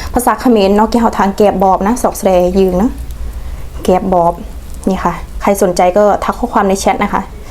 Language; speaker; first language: Thai; native; Thai